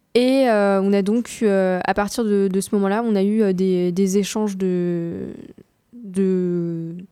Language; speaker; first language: French; native; French